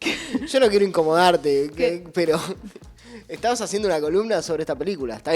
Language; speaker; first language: Spanish; native; Spanish